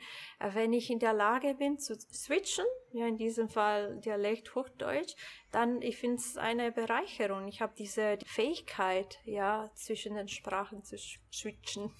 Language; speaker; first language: German; non-native, local second language; Italian